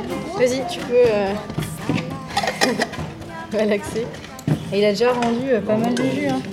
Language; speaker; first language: French; native; French